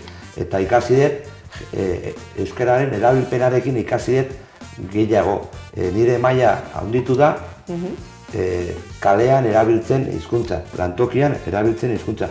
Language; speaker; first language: Basque; non-native, local second language; Spanish